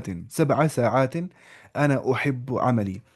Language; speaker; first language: Arabic; non-native, fluent; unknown